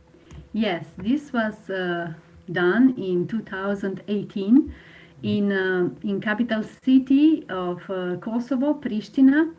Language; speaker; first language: English; non-native, fluent; Slovenian